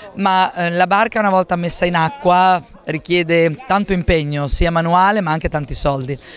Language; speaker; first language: Italian; native; Italian